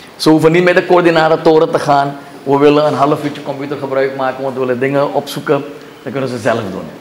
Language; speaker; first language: Dutch; native; Dutch